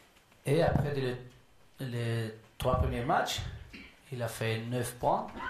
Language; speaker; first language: French; non-native, learner; Spanish